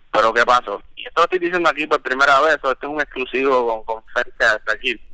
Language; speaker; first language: Spanish; early bilingual, heritage; Spanish